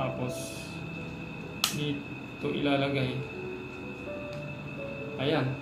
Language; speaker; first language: Filipino; native; Filipino